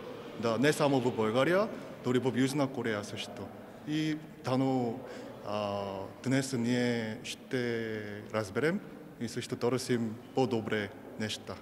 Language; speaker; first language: Bulgarian; non-native, learner; Korean